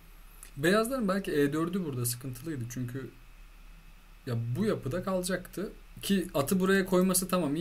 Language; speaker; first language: Turkish; native; Turkish